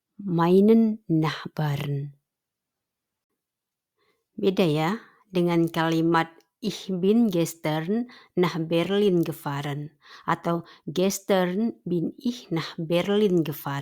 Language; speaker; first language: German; non-native, fluent; Indonesian